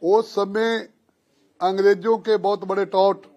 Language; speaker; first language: Hindi; non-native, local second language; Punjabi